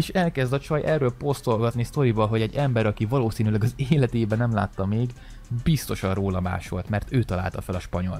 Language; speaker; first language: Hungarian; native; Hungarian